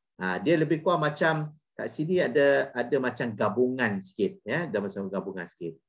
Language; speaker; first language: Malay; native; Malay